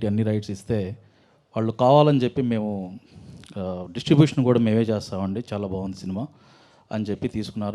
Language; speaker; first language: Telugu; native; Telugu